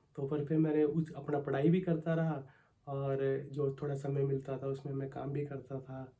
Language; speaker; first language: Hindi; native; Hindi